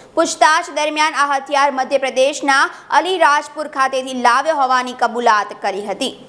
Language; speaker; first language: Gujarati; native; Gujarati